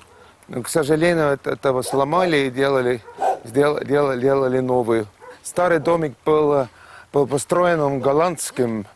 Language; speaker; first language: Russian; non-native, fluent; Estonian